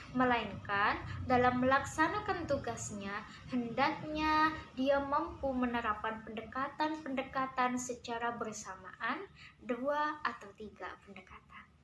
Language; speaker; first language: Indonesian; native; Indonesian